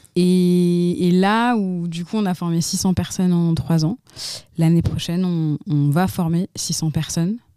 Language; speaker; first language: French; native; French